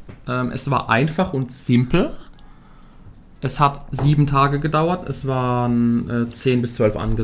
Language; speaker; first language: German; native; German